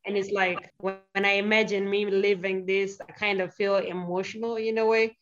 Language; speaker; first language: English; non-native, fluent; Portuguese